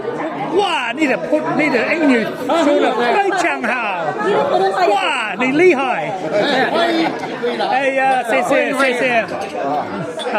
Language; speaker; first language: Chinese; non-native, learner; English